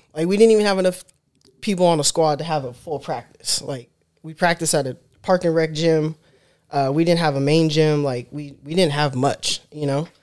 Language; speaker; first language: English; native; English